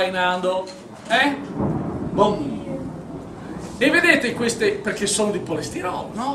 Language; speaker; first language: Italian; native; Italian